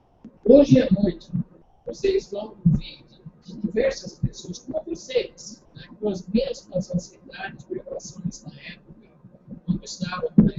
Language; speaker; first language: Portuguese; non-native, fluent; English